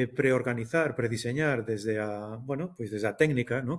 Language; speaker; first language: Spanish; native; Spanish